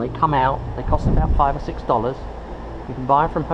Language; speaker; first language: English; native; English